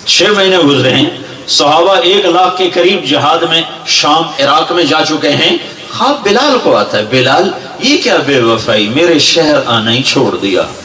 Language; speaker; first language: Urdu; non-native, local second language; Punjabi